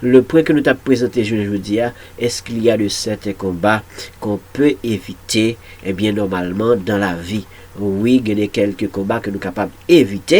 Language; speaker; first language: French; non-native, local second language; Haitian Creole